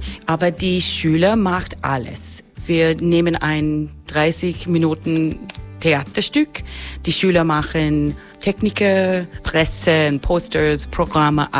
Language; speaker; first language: German; non-native, fluent; English